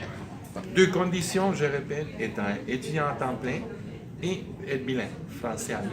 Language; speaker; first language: French; native; French